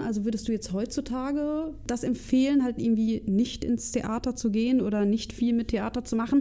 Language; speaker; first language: German; native; German